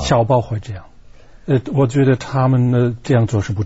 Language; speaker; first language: Chinese; non-native, fluent; German